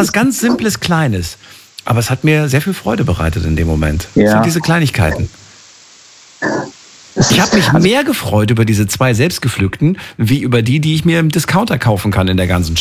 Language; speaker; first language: German; native; German